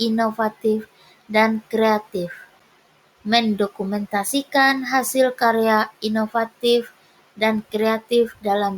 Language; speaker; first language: Indonesian; native; Indonesian